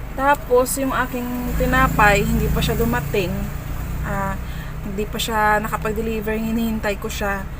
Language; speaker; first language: Filipino; native; Filipino